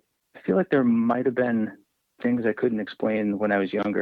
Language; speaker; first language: English; native; English